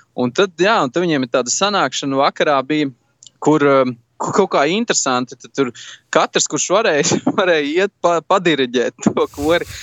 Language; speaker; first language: Latvian; native; Latvian